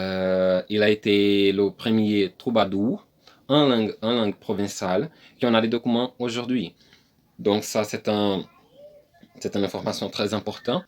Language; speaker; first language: French; non-native, learner; Portuguese